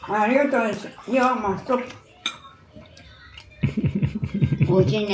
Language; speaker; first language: Japanese; native; Japanese